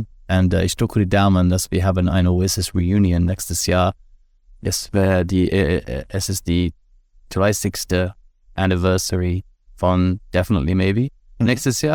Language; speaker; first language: German; non-native, fluent; English